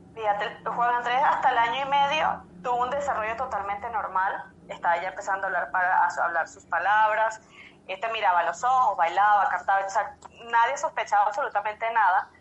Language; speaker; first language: Spanish; native; Spanish